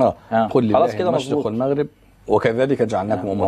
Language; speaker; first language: Arabic; native; Arabic